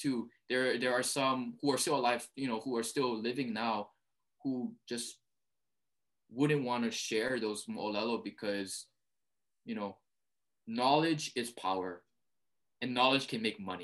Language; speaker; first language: English; early bilingual, other home language; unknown